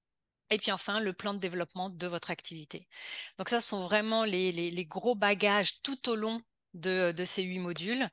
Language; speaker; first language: French; native; French